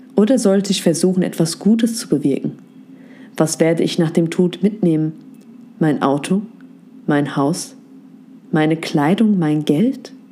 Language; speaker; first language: German; native; German